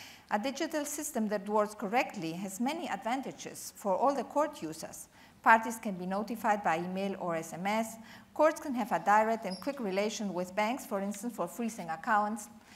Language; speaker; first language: English; non-native, fluent; Spanish